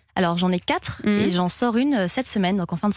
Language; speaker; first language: French; native; French